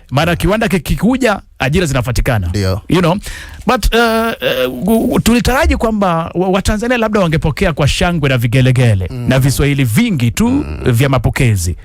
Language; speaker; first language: Swahili; native; Swahili